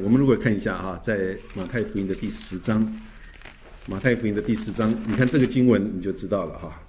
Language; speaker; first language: Chinese; native; Chinese